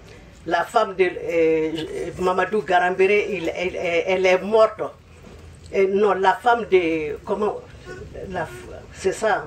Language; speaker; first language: French; non-native, local second language; Bambara